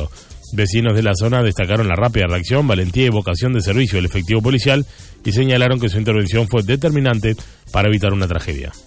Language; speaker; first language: Spanish; native; Spanish